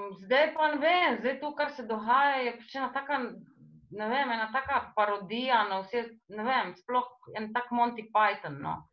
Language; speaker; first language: Slovenian; native; Slovenian